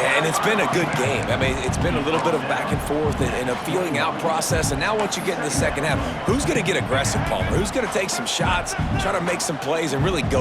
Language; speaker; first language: English; native; English